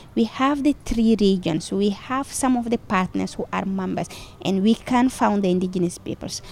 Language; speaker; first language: English; non-native, fluent; Fula